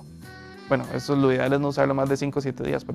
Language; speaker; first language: Spanish; native; Spanish